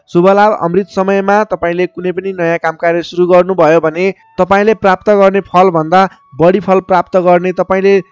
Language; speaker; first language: Nepali; native; Nepali